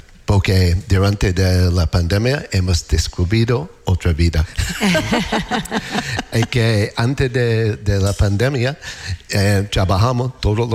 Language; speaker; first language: Spanish; non-native, learner; English